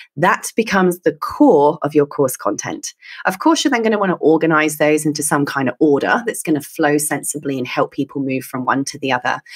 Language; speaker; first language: English; native; English